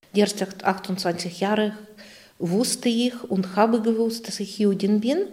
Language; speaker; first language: German; non-native, fluent; Russian